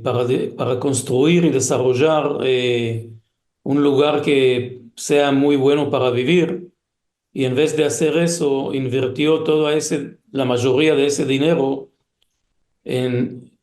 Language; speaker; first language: Spanish; early bilingual, heritage; Hebrew